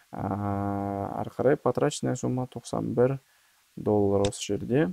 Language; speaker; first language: Russian; non-native, local second language; Kazakh